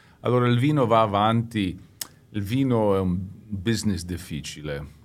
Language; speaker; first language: Italian; early bilingual, heritage; English